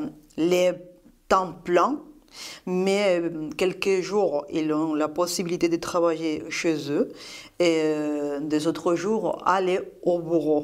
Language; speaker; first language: French; non-native, fluent; Spanish